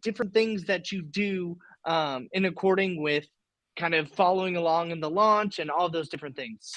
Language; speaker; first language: English; native; English